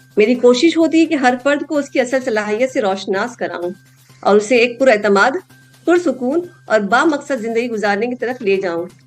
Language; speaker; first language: Urdu; native; Urdu